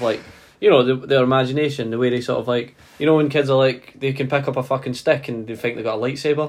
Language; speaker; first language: English; native; English